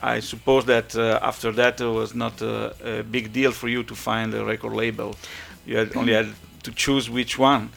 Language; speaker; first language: English; non-native, fluent; Italian